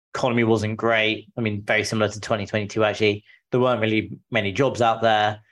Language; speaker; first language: English; native; English